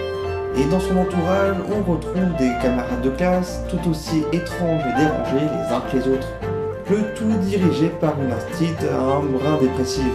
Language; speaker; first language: French; native; French